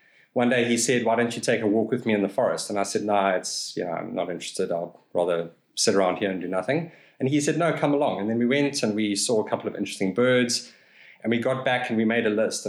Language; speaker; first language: English; native; English